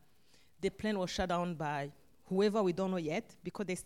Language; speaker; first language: English; non-native, local second language; Kinyarwanda